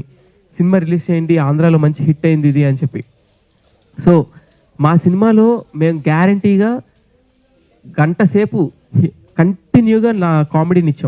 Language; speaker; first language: Telugu; native; Telugu